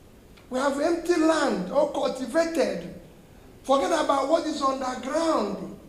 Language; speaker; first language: English; non-native, local second language; Igbo